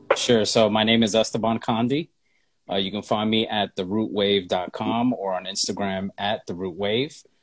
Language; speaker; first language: English; native; English